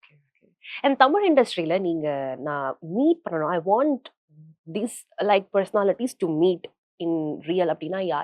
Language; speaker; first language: Tamil; native; Tamil